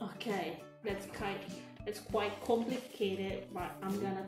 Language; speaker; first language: English; non-native, fluent; Indonesian